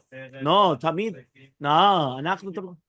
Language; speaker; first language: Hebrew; non-native, fluent; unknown